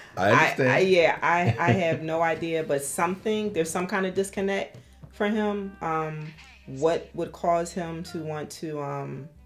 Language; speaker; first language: English; native; English